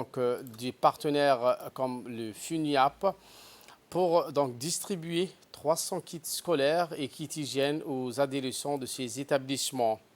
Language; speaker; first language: French; native; French